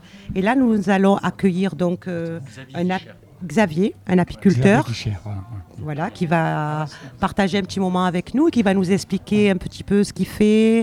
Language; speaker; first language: French; native; French